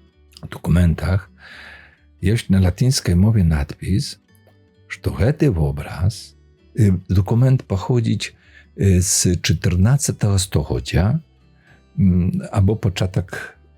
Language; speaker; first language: Polish; non-native, learner; Belarusian